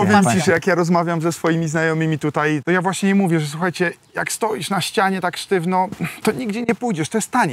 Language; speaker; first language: Polish; native; Polish